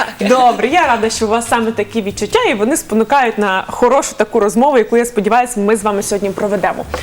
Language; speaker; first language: Ukrainian; native; Ukrainian